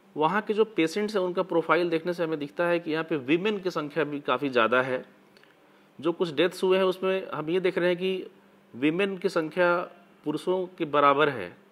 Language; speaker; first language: Hindi; native; Hindi